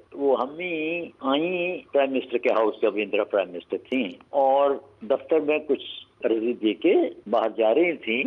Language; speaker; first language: Hindi; native; Hindi